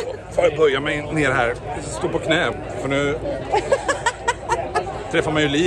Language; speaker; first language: Swedish; native; Swedish